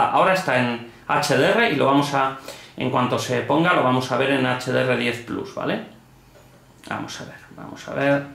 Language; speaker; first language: Spanish; native; Spanish